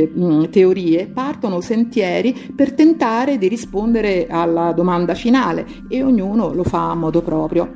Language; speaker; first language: Italian; native; Italian